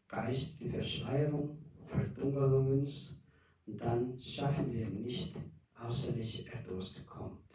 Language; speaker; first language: German; non-native, learner; Tibetan